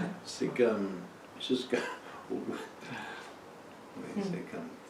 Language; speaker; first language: French; early bilingual, heritage; French